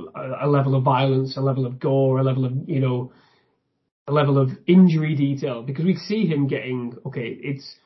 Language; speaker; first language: English; native; English